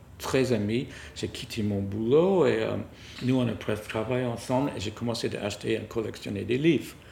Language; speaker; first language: French; non-native, fluent; English